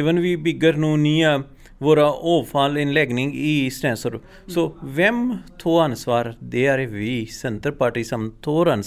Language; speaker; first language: Swedish; non-native, learner; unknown